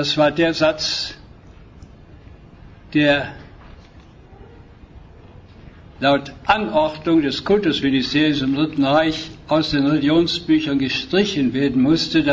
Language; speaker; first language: German; native; German